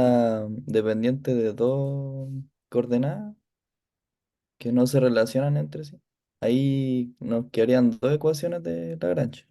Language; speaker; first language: Spanish; native; Spanish